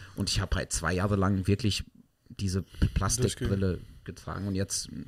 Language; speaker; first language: German; non-native, fluent; English